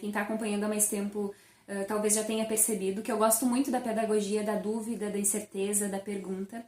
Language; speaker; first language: Portuguese; native; Portuguese